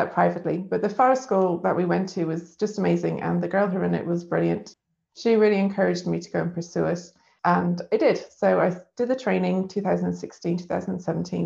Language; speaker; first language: English; native; English